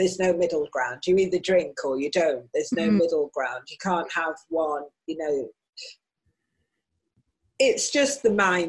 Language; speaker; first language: English; native; English